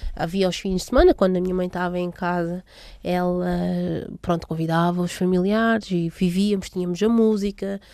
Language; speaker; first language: Portuguese; native; Portuguese